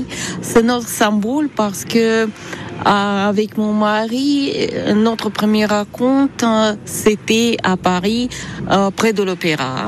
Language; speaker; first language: French; non-native, learner; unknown